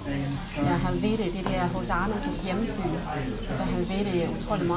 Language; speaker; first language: Danish; non-native, fluent; Chinese